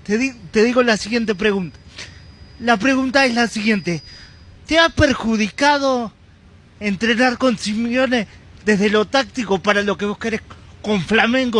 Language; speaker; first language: Spanish; native; Spanish